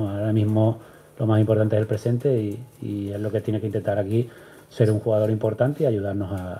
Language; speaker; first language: Spanish; native; Spanish